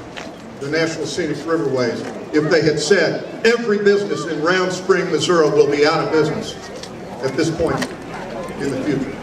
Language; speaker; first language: English; native; English